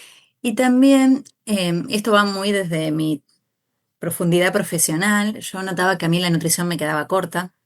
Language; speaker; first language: Spanish; native; Spanish